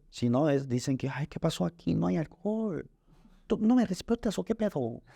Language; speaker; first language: Spanish; early bilingual, other home language; Korean